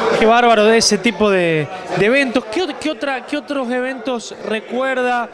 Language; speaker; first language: Spanish; native; Spanish